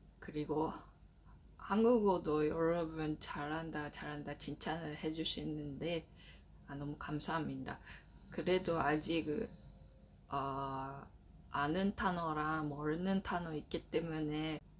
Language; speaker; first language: Korean; non-native, learner; Japanese